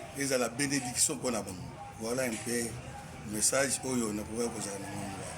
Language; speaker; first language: Lingala; non-native, local second language; Kongo